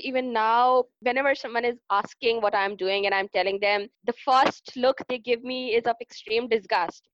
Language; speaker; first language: English; non-native, local second language; Urdu